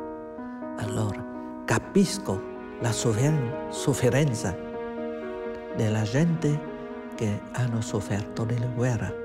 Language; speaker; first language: Italian; non-native, fluent; Vietnamese